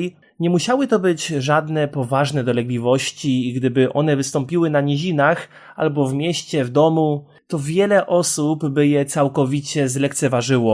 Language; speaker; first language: Polish; native; Polish